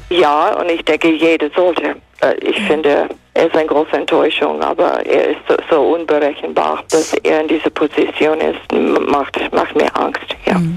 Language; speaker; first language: German; non-native, fluent; English